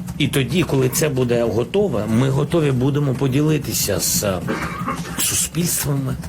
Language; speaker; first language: Ukrainian; non-native, local second language; Russian